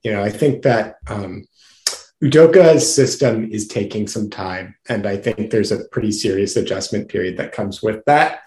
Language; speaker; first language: English; native; English